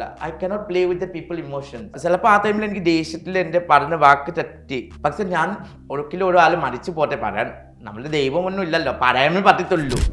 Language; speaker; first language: Malayalam; non-native, learner; Assamese